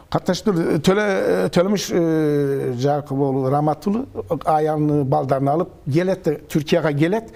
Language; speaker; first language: Kyrgyz; early bilingual, heritage; Kyrgyz